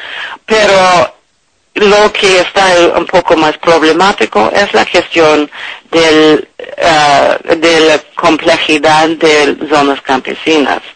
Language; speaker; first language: Spanish; non-native, learner; English